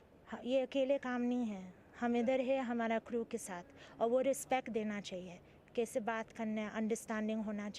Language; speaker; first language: Hindi; early bilingual, heritage; English